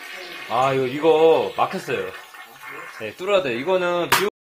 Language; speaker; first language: Korean; native; Korean